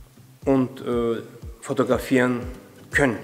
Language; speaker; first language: German; non-native, fluent; Turkish